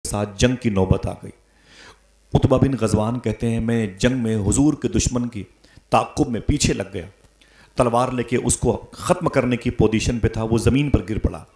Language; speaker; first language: Urdu; native; Urdu